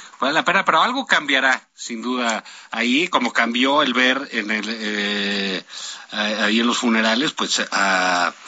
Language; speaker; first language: Spanish; native; Spanish